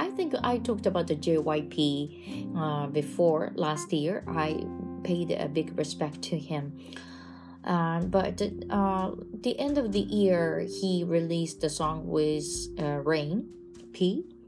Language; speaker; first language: English; non-native, fluent; Japanese